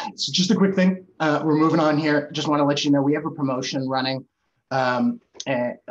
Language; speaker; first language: English; native; English